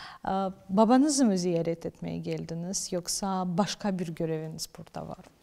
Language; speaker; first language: Turkish; non-native, fluent; Ukrainian